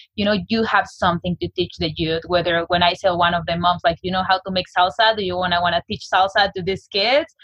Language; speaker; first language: English; non-native, fluent; Spanish